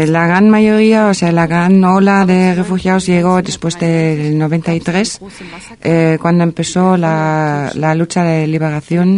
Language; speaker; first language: Spanish; non-native, fluent; German